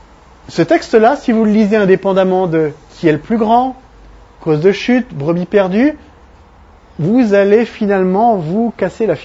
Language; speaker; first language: French; native; French